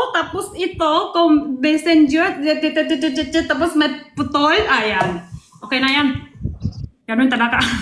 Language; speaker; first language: Filipino; non-native, local second language; Cebuano